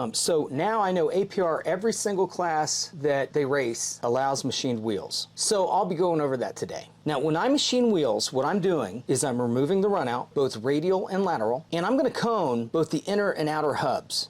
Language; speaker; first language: English; native; English